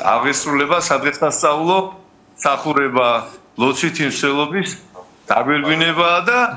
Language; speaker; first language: Georgian; native; Georgian